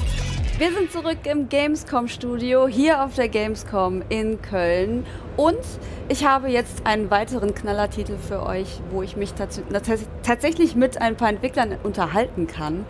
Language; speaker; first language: German; native; German